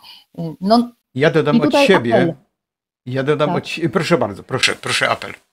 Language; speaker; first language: Polish; native; Polish